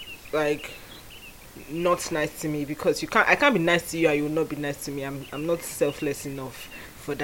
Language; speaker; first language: English; non-native, local second language; Igbo